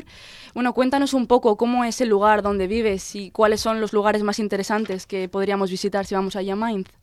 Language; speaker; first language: Spanish; native; Spanish